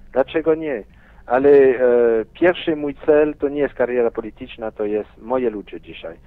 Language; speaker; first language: Polish; non-native, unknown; French